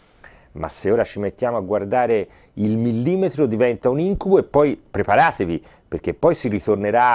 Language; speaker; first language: Italian; native; Italian